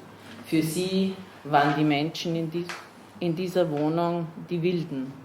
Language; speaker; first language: German; native; German